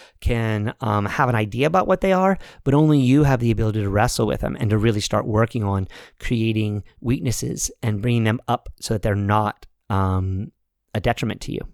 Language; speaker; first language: English; native; English